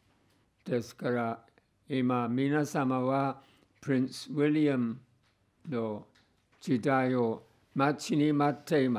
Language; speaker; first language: Japanese; non-native, fluent; English